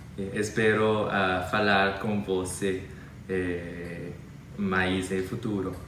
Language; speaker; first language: Portuguese; non-native, learner; Chinese